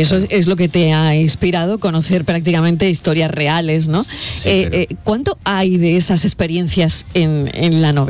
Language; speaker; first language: Spanish; native; Spanish